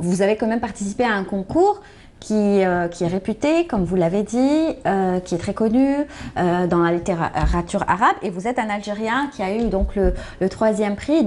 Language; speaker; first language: French; non-native, local second language; Arabic